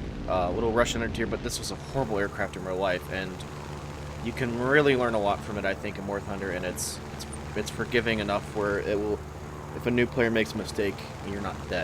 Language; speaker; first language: English; native; English